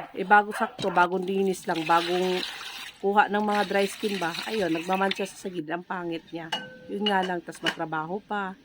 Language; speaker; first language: Filipino; non-native, local second language; Cebuano